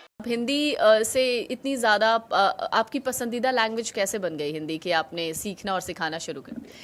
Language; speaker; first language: Hindi; native; Hindi